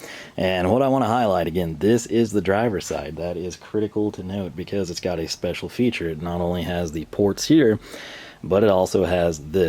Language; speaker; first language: English; native; English